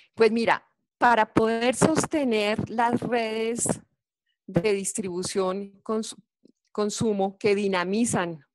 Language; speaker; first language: Spanish; native; Spanish